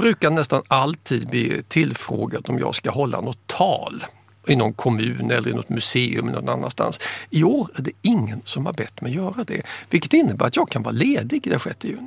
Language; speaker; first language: Swedish; native; Swedish